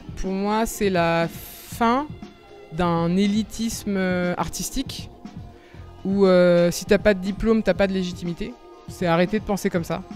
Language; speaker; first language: French; native; French